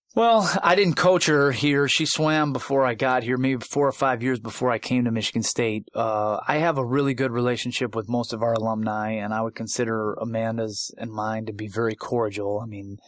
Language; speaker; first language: English; native; English